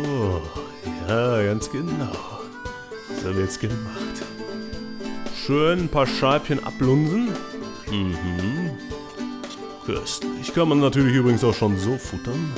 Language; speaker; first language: German; native; German